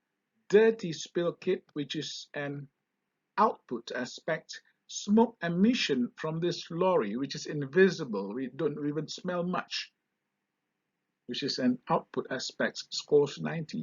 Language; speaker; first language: English; non-native, local second language; Malay